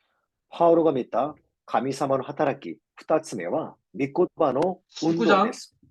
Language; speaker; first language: Japanese; non-native, fluent; Korean